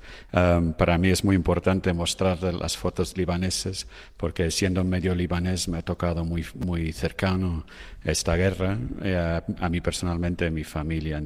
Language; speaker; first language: Spanish; non-native, fluent; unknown